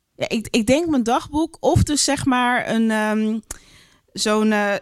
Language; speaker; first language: Dutch; native; Dutch